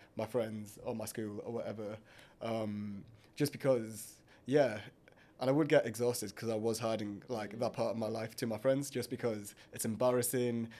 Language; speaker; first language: English; early bilingual, other home language; Hindi